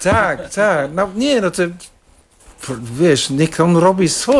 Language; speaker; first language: Polish; non-native, fluent; English